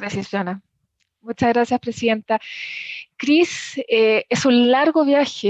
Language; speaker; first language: Spanish; native; Spanish